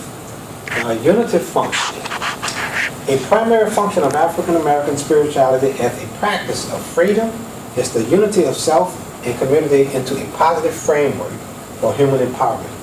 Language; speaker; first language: English; native; English